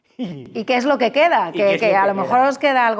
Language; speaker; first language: Spanish; native; Spanish